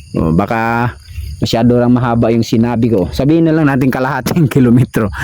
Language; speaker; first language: Filipino; non-native, local second language; Cebuano